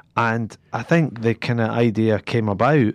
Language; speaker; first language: English; native; English